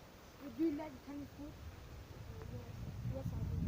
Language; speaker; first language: English; non-native, learner; Tajik